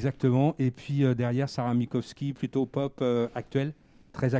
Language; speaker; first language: French; native; French